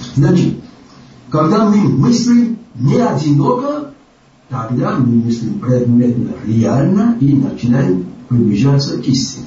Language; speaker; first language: Russian; non-native, local second language; Georgian